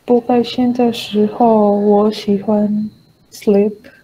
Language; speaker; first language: Chinese; non-native, learner; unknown